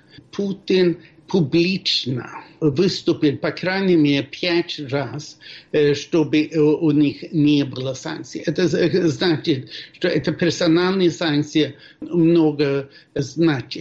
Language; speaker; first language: Russian; non-native, fluent; Swedish